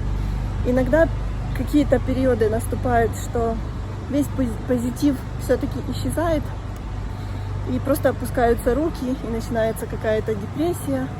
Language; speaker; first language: Russian; native; Russian